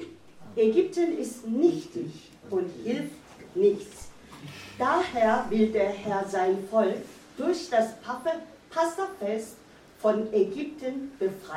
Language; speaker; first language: German; non-native, fluent; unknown